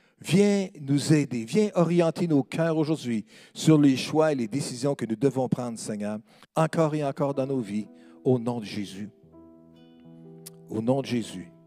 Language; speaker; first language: French; native; French